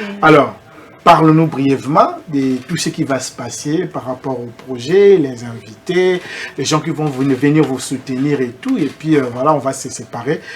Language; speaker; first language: French; non-native, local second language; Lingala